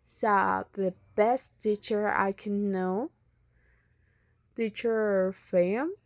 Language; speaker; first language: English; non-native, learner; Spanish